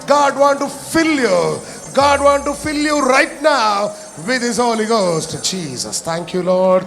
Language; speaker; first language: English; non-native, local second language; Telugu